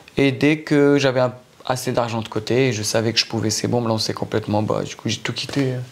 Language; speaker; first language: French; non-native, local second language; Arabic